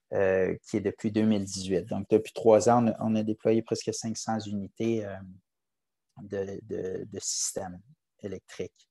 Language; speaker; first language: French; native; French